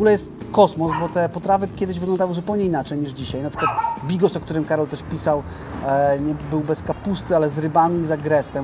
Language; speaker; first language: Polish; native; Polish